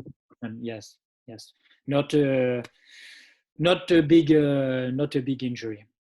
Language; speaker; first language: English; non-native, learner; French